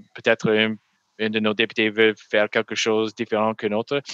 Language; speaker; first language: French; non-native, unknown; English